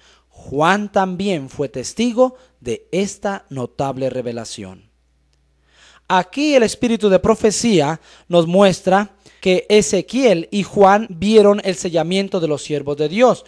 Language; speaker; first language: Spanish; native; Spanish